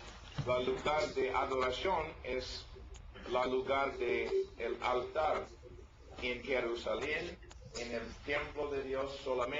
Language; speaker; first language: Spanish; non-native, learner; English